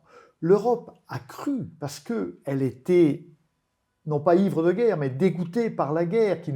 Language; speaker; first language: French; native; French